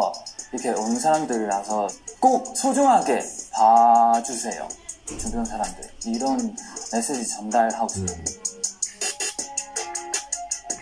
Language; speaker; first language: Korean; non-native, fluent; Chinese